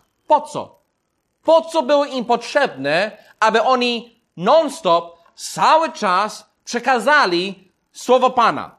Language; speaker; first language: Polish; non-native, fluent; English